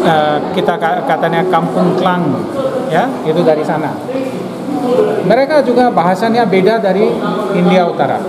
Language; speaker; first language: Indonesian; non-native, fluent; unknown